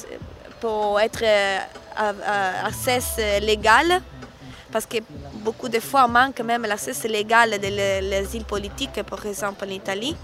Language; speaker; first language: French; non-native, learner; Italian